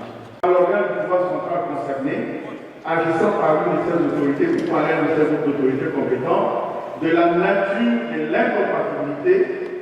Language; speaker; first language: French; native; French